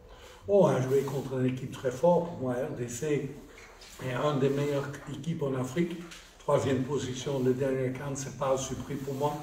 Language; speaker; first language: French; non-native, fluent; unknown